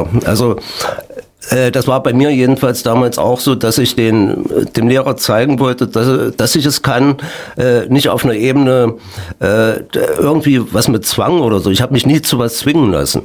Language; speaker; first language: German; native; German